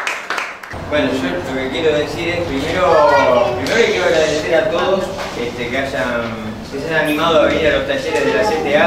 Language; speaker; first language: Spanish; native; Spanish